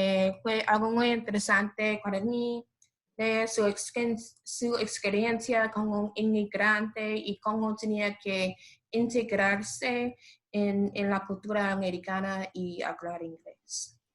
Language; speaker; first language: Spanish; non-native, learner; English